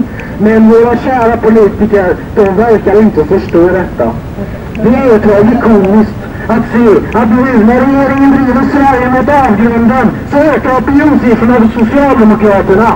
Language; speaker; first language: Swedish; native; Swedish